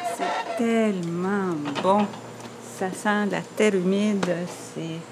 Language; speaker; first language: French; non-native, fluent; Spanish